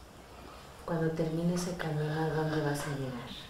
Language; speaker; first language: Spanish; native; Spanish